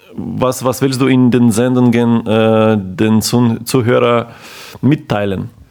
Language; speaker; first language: German; non-native, fluent; Ukrainian